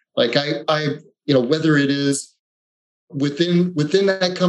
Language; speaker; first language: English; native; English